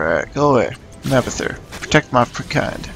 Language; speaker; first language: English; native; English